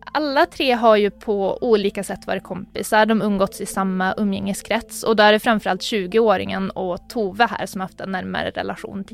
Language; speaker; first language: Swedish; native; Swedish